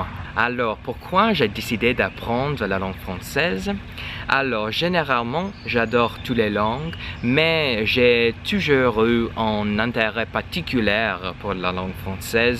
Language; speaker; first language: French; non-native, learner; English